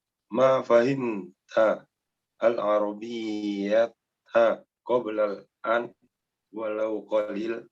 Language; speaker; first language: Arabic; non-native, learner; Indonesian